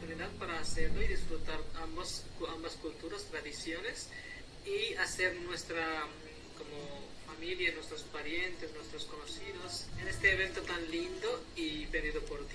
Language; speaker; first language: Spanish; non-native, fluent; Hindi